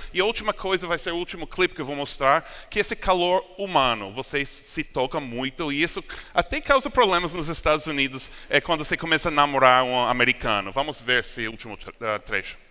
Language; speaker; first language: Portuguese; non-native, fluent; English